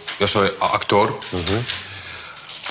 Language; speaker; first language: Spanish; non-native, learner; Russian